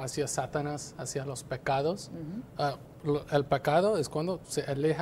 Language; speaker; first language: Spanish; non-native, fluent; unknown